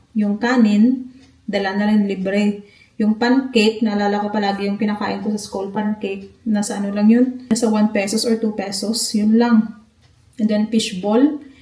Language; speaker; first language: Filipino; non-native, local second language; Hiligaynon